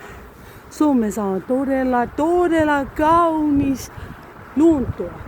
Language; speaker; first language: Finnish; non-native, learner; Burmese